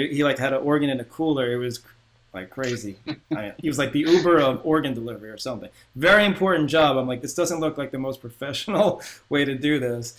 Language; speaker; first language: English; native; English